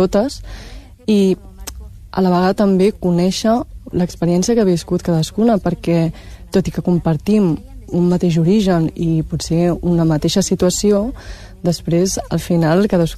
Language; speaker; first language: Catalan; early bilingual, other home language; Chinese